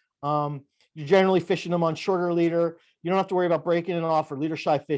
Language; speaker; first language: English; native; English